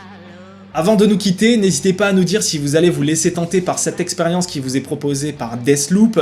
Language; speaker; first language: French; native; French